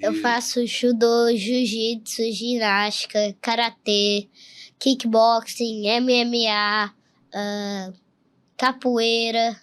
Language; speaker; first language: Portuguese; early bilingual, heritage; Portuguese